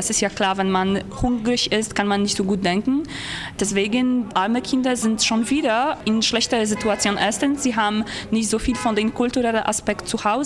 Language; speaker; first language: German; non-native, fluent; Polish